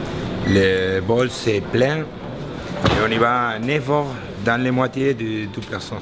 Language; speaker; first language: French; non-native, learner; Spanish